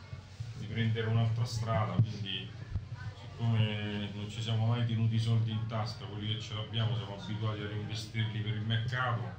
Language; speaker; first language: Italian; native; Italian